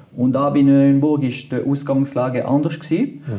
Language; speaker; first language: German; non-native, fluent; French